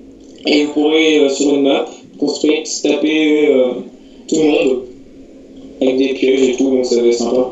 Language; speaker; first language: French; native; French